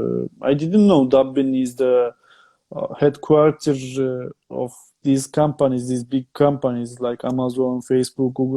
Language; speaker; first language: English; non-native, fluent; Turkish